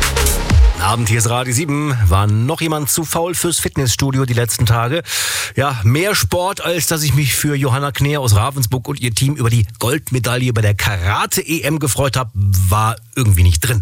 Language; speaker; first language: German; native; German